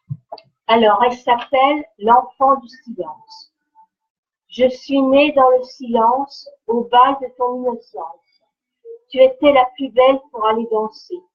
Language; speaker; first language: French; native; French